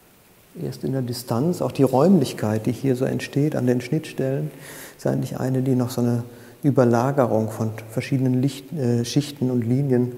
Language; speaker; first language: German; native; German